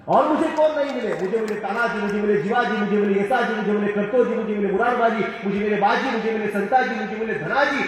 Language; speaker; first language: Hindi; non-native, local second language; Marathi